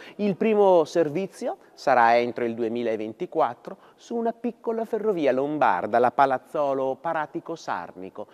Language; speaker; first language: Italian; native; Italian